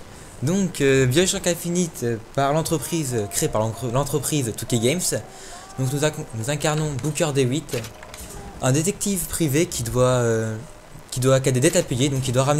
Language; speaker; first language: French; native; French